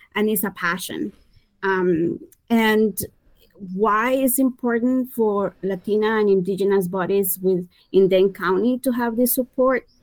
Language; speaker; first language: English; non-native, fluent; Spanish